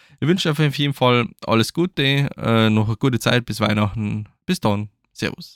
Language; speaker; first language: German; native; German